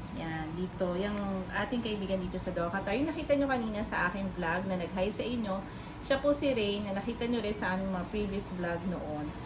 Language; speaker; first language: Filipino; native; Filipino